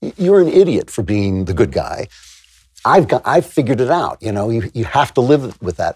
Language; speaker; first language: English; native; English